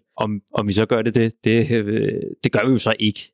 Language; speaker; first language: Danish; native; Danish